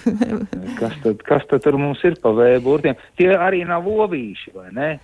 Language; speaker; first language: Latvian; native; Latvian